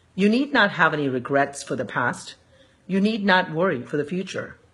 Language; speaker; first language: English; early bilingual, other home language; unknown